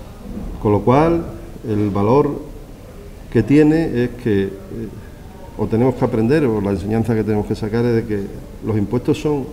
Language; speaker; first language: Spanish; native; Spanish